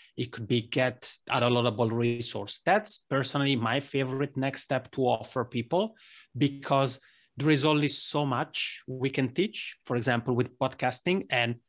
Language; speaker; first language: English; non-native, fluent; Italian